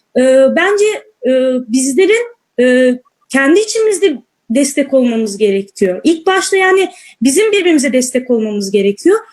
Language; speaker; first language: Turkish; native; Turkish